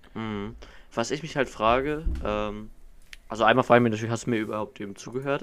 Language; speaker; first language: German; native; German